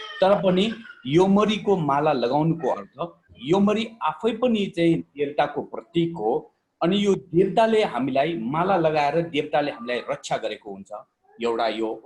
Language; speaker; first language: Nepali; non-native, local second language; Newari